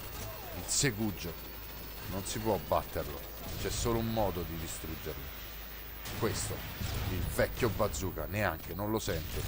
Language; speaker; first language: Italian; native; Italian